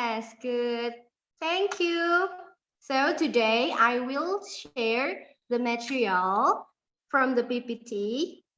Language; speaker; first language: English; non-native, fluent; Indonesian